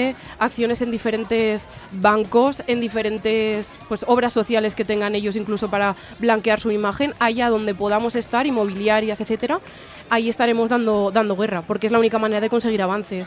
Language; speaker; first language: Spanish; native; Spanish